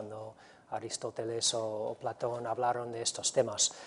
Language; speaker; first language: Spanish; non-native, fluent; English